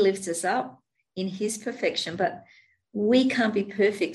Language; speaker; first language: English; native; English